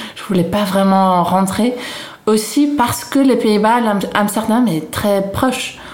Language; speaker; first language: French; non-native, fluent; Dutch